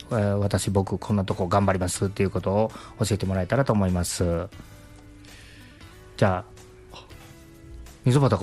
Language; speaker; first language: Japanese; native; Japanese